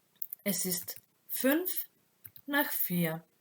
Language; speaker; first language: German; non-native, fluent; Macedonian